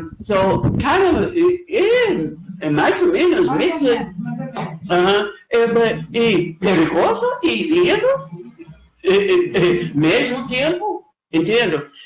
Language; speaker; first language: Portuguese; non-native, learner; English